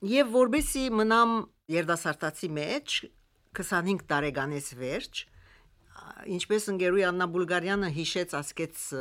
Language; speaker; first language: Armenian; early bilingual, heritage; Armenian